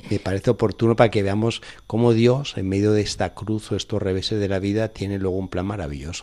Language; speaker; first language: Spanish; native; Spanish